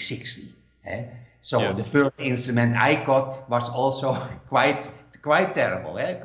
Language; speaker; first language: English; non-native, fluent; Dutch